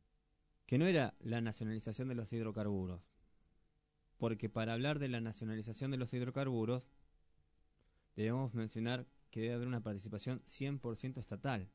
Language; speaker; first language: Spanish; native; Spanish